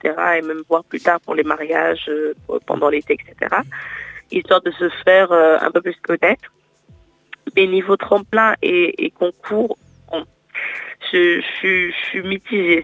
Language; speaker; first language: French; non-native, local second language; Wolof